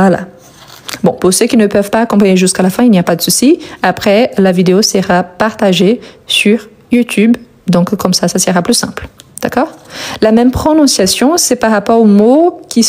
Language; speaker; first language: French; native; French